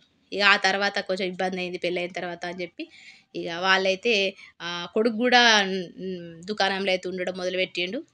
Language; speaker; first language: Telugu; native; Telugu